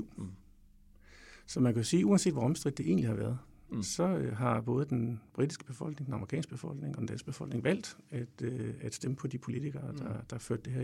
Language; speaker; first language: Danish; native; Danish